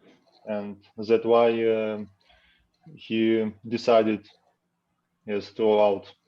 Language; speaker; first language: English; non-native, learner; Russian